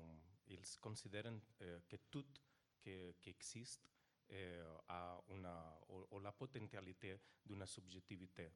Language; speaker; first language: French; non-native, fluent; Portuguese